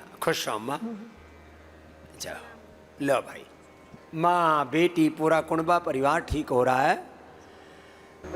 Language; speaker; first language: Hindi; native; Hindi